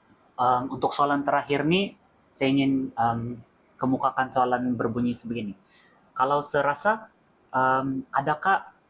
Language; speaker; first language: Malay; native; Malay